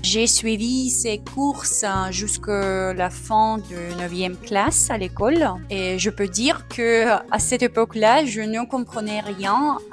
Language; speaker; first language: French; non-native, fluent; Russian